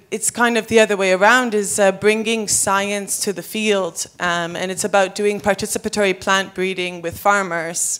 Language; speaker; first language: English; native; English